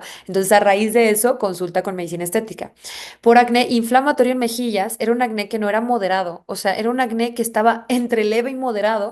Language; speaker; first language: Spanish; native; Spanish